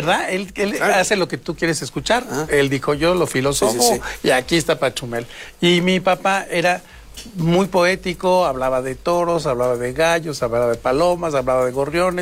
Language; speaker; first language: Spanish; native; Spanish